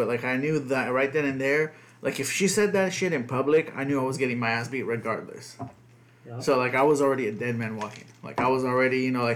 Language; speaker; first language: English; early bilingual, other home language; Spanish